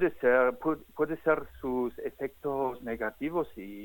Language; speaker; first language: Spanish; non-native, fluent; German